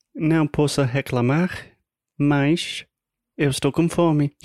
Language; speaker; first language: Portuguese; non-native, fluent; English